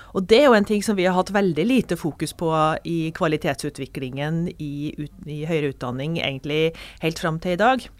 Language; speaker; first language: Norwegian; native; Norwegian